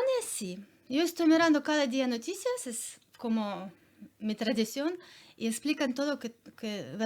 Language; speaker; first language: Spanish; non-native, learner; Ukrainian